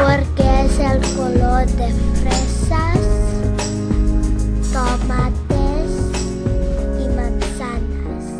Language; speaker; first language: Spanish; non-native, learner; English